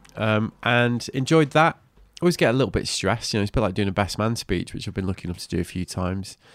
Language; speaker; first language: English; native; English